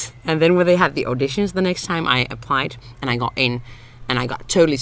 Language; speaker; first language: English; non-native, fluent; Finnish